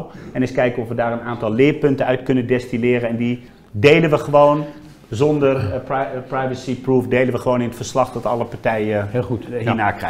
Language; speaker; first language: Dutch; native; Dutch